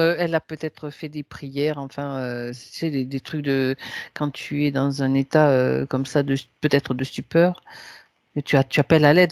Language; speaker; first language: French; native; French